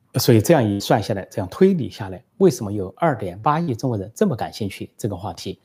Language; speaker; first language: Chinese; native; Chinese